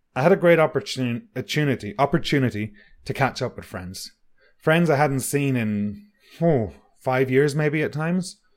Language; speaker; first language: English; native; English